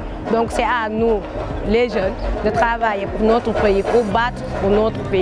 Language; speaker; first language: French; non-native, local second language; Wolof